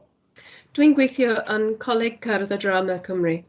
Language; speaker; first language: Welsh; non-native, learner; English